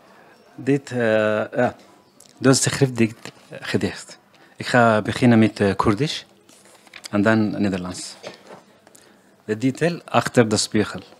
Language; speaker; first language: Dutch; non-native, learner; Kurdish